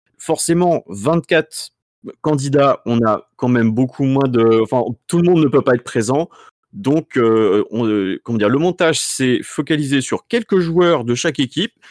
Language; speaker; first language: French; native; French